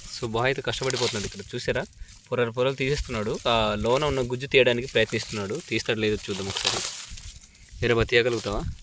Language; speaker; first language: Telugu; native; Telugu